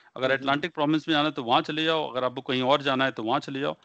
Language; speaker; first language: Hindi; native; Hindi